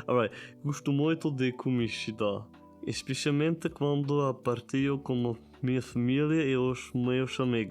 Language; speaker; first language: Portuguese; non-native, learner; German